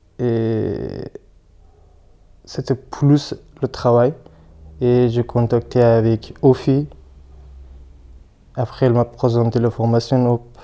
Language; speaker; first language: French; non-native, learner; Persian